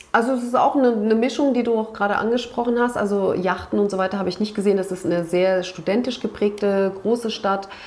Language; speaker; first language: German; early bilingual, other home language; Turkish